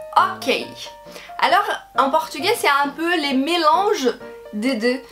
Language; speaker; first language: French; non-native, fluent; Portuguese